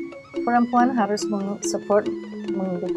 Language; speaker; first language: Indonesian; non-native, learner; English